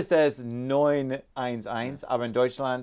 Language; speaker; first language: German; non-native, learner; English